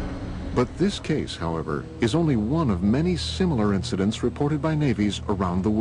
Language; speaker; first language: English; native; English